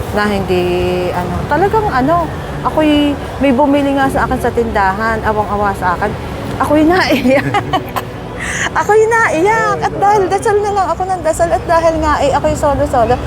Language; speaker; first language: Filipino; native; Filipino